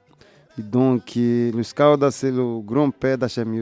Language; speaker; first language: French; non-native, learner; Portuguese